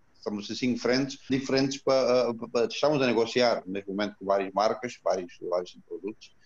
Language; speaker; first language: Portuguese; non-native, fluent; Romanian